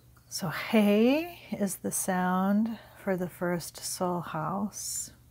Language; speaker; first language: English; native; English